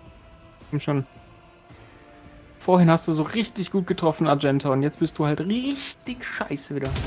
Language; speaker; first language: German; native; German